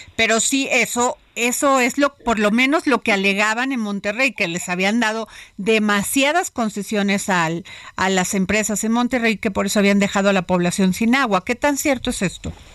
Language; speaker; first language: Spanish; native; Spanish